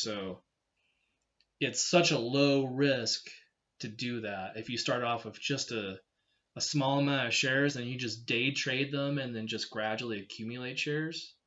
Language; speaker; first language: English; native; English